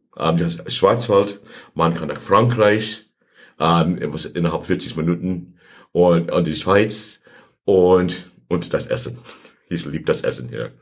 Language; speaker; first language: German; non-native, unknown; English